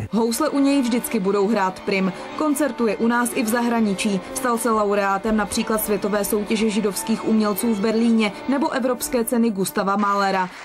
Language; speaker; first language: Czech; native; Czech